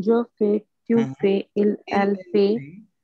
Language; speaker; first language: French; non-native, learner; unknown